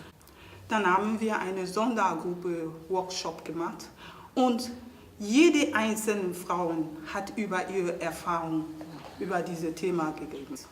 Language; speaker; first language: German; non-native, fluent; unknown